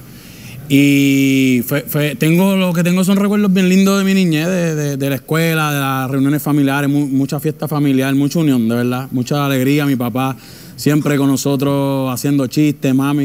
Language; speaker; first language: Spanish; native; Spanish